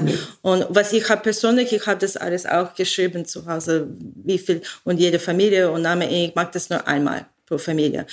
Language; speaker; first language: German; non-native, learner; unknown